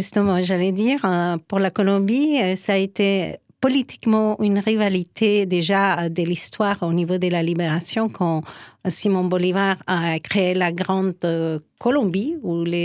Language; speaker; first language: French; non-native, fluent; Spanish